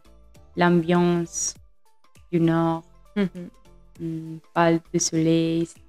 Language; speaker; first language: French; non-native, fluent; Spanish